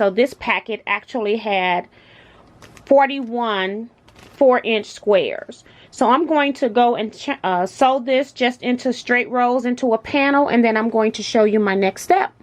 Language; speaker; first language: English; native; English